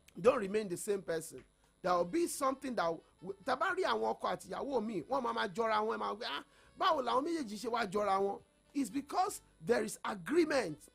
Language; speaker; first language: English; non-native, local second language; Yoruba